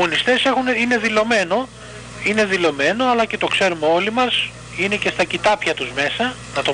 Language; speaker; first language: Greek; native; Greek